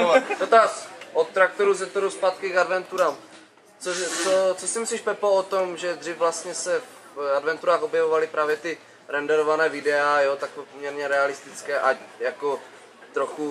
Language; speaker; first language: Czech; native; Czech